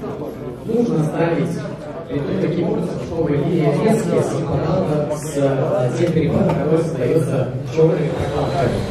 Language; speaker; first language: Russian; native; Russian